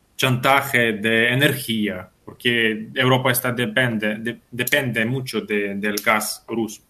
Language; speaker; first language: Spanish; non-native, fluent; Ukrainian